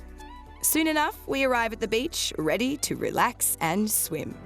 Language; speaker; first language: English; native; English